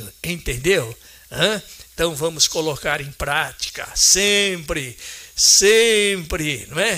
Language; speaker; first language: Portuguese; native; Portuguese